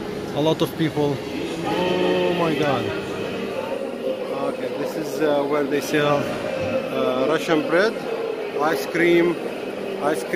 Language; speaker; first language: English; non-native, fluent; Arabic